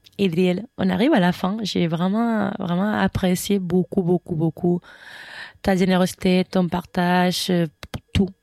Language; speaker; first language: French; non-native, fluent; Spanish